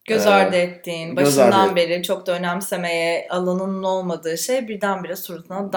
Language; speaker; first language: Turkish; native; Turkish